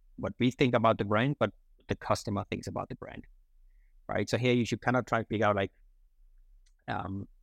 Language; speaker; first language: English; non-native, fluent; Danish